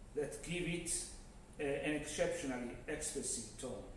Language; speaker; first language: English; non-native, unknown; Italian